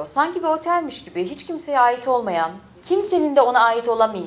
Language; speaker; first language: Turkish; native; Turkish